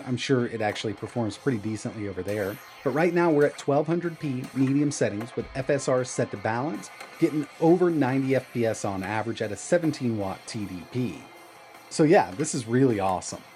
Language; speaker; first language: English; native; English